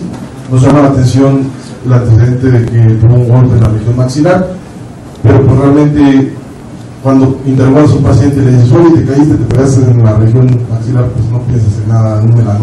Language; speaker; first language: Spanish; native; Spanish